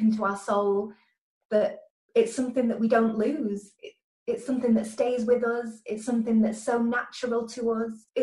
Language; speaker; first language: English; native; English